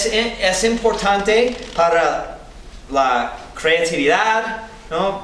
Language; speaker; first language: Spanish; non-native, fluent; English